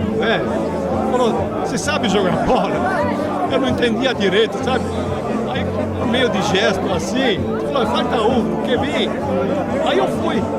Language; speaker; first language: Portuguese; non-native, fluent; Italian